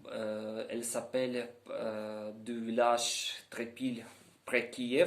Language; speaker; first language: French; non-native, learner; Ukrainian